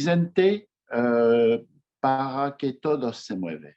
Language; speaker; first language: Spanish; non-native, fluent; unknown